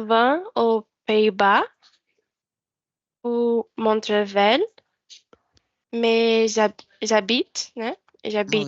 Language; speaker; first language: French; non-native, learner; Portuguese